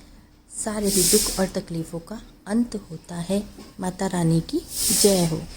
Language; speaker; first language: Hindi; native; Hindi